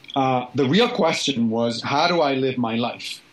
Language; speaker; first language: English; non-native, fluent; Italian